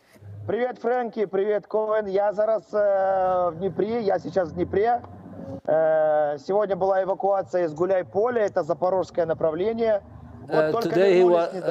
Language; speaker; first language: Russian; native; Russian